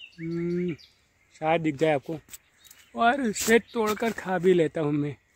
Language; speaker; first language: Hindi; non-native, local second language; Gujarati